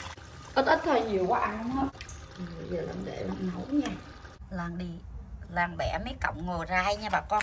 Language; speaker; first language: Vietnamese; native; Vietnamese